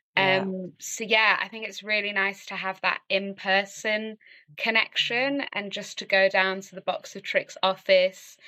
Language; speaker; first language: English; native; English